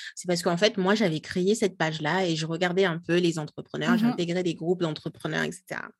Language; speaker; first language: French; non-native, local second language; Lingala